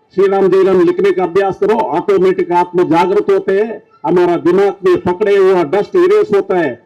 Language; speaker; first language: Hindi; non-native, local second language; Kannada